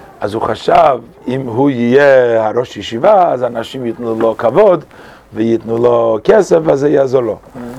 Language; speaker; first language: Hebrew; non-native, fluent; English